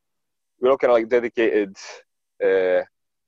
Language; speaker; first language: English; non-native, fluent; Greek